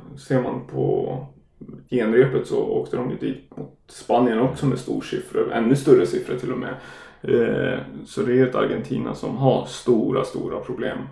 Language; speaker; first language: Swedish; non-native, fluent; German